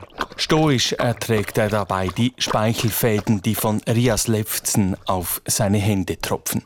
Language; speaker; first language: German; native; German